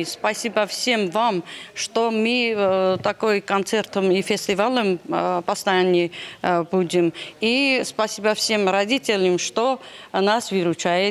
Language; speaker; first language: Russian; non-native, learner; Georgian